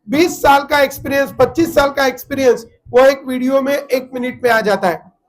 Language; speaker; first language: Hindi; non-native, local second language; Marathi